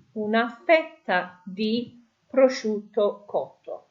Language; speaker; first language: Italian; non-native, fluent; English